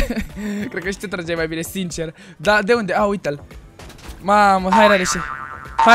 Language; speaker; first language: Romanian; native; Romanian